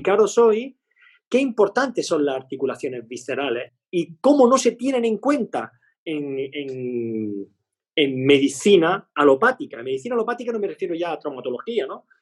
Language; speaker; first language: Spanish; native; Spanish